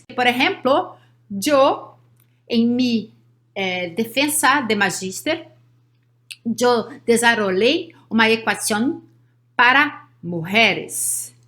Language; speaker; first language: Spanish; non-native, learner; Portuguese